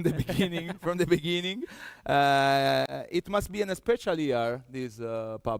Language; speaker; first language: English; non-native, fluent; Italian